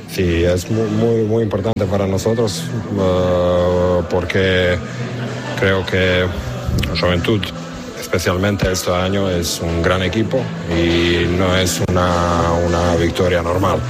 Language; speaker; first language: Spanish; non-native, learner; Croatian